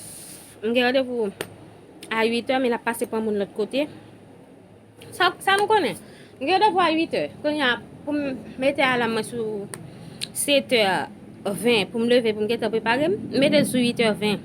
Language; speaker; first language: French; non-native, local second language; Haitian Creole